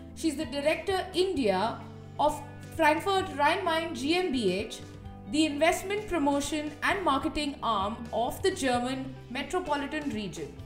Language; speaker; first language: English; non-native, local second language; Hindi